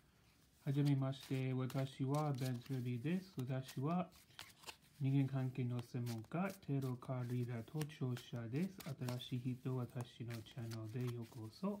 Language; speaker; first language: Japanese; non-native, learner; English